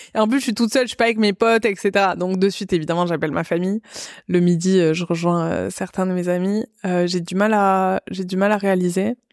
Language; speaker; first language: French; native; French